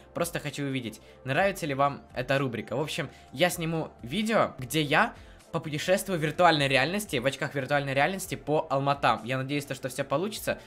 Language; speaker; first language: Russian; native; Russian